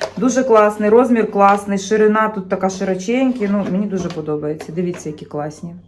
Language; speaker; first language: Ukrainian; native; Ukrainian